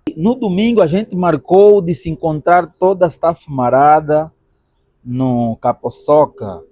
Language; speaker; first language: Portuguese; native; Portuguese